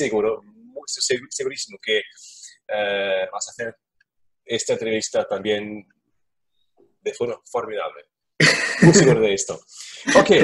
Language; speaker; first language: Spanish; non-native, learner; German